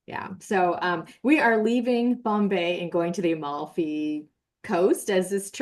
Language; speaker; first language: English; native; English